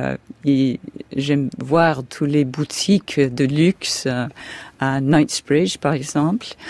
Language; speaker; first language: French; non-native, fluent; English